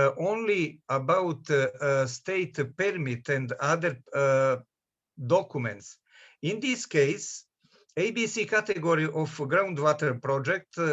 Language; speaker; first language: English; non-native, learner; Serbian